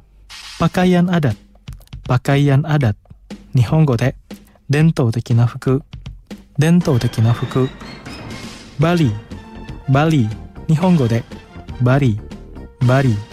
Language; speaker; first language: Japanese; non-native, fluent; Indonesian